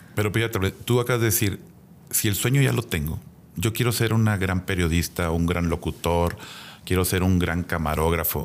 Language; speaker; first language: Spanish; native; Spanish